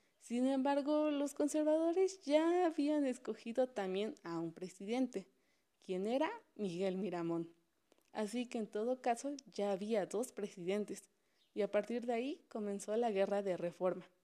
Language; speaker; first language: Spanish; native; Spanish